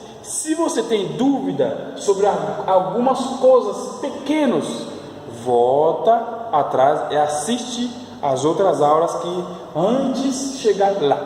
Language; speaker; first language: Portuguese; non-native, fluent; French